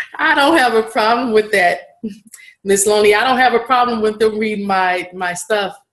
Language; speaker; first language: English; native; English